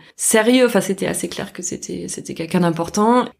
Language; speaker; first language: French; native; French